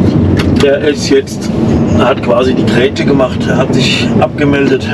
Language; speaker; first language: German; native; German